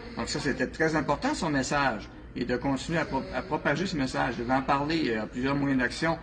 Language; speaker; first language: French; native; French